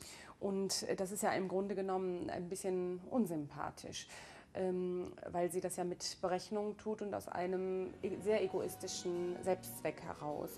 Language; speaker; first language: German; native; German